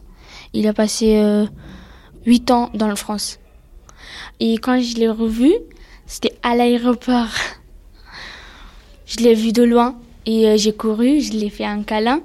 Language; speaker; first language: French; early bilingual, other home language; Pashto